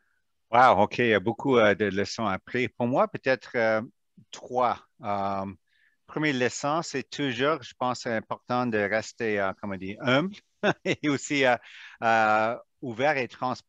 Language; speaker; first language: French; non-native, local second language; English